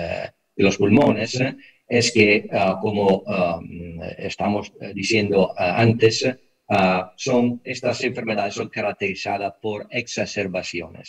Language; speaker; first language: Spanish; non-native, fluent; Italian